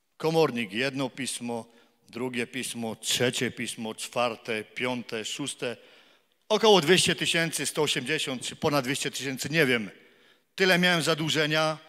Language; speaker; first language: Polish; native; Polish